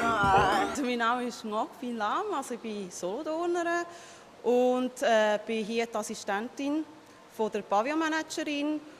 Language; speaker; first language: German; early bilingual, other home language; Vietnamese